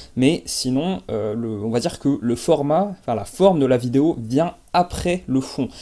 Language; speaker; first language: French; non-native, local second language; Arabic